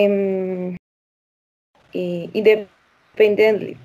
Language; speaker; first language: English; non-native, learner; Spanish